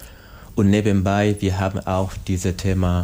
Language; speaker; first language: German; non-native, learner; Swahili